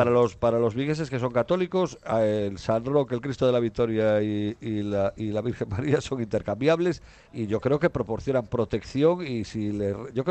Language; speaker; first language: Spanish; native; Spanish